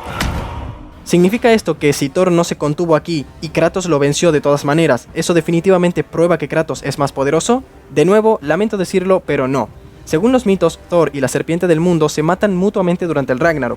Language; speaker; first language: Spanish; native; Spanish